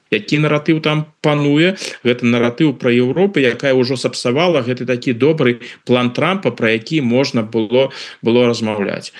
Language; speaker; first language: Belarusian; native; Belarusian